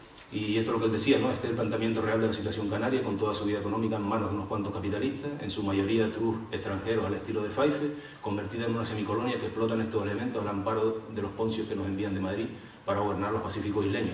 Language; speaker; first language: Spanish; native; Spanish